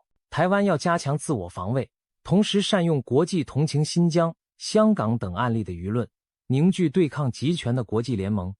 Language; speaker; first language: Chinese; native; Chinese